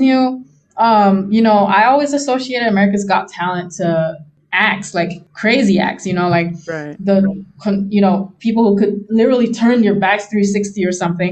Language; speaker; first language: English; non-native, local second language; Chinese